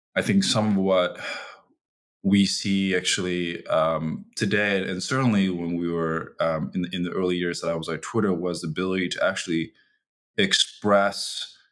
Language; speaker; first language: English; early bilingual, other home language; Chinese